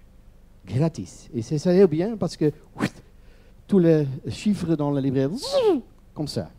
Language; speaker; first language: French; non-native, learner; Dutch